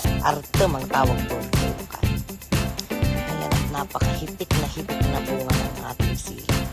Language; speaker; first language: Filipino; non-native, local second language; Iloko